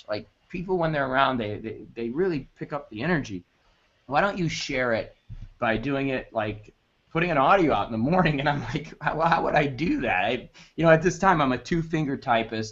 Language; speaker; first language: English; native; English